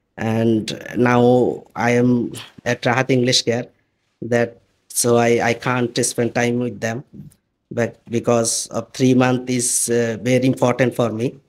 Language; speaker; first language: English; non-native, learner; Bangla